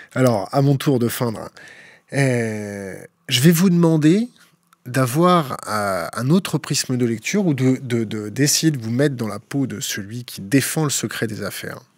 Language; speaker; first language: French; native; French